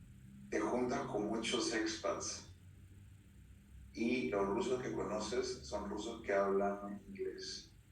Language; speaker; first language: Spanish; early bilingual, heritage; Spanish